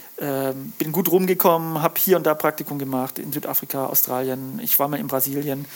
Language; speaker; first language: German; native; German